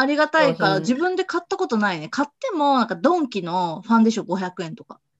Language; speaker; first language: Japanese; native; Japanese